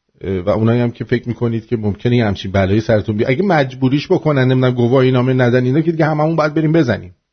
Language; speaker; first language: Persian; native; Persian